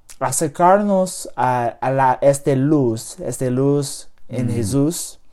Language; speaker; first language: Spanish; non-native, learner; English